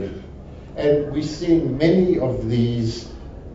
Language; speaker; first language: English; native; English